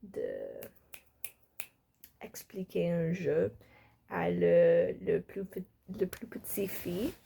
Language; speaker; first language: French; non-native, learner; English